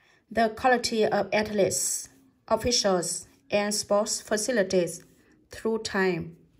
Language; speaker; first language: English; non-native, fluent; Vietnamese